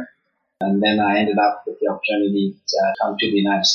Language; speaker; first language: English; early bilingual, other home language; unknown